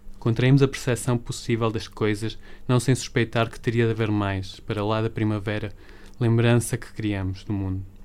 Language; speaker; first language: Portuguese; early bilingual, other home language; Spanish